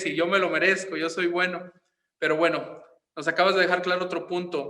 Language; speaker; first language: Spanish; native; Spanish